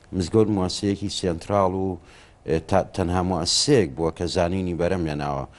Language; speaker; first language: Central Kurdish; native; Central Kurdish